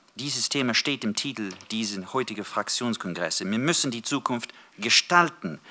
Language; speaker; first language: German; non-native, fluent; English